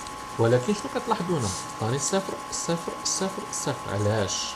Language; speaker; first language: Arabic; native; Arabic